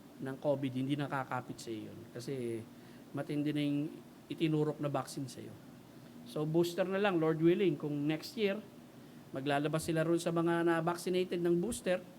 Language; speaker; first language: Filipino; native; Filipino